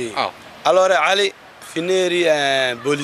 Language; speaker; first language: Italian; non-native, learner; Somali